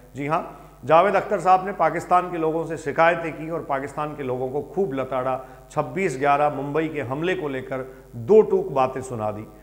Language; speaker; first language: Hindi; native; Hindi